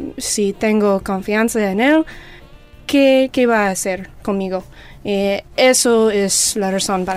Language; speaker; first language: Spanish; non-native, learner; English